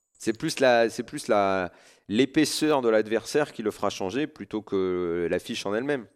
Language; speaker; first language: French; native; French